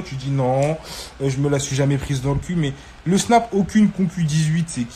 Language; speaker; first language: French; native; French